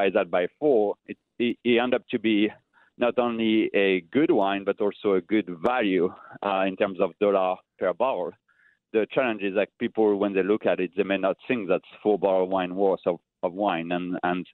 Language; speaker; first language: English; non-native, fluent; French